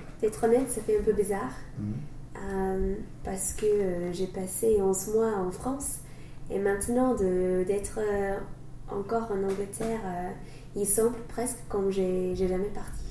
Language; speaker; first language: French; non-native, fluent; English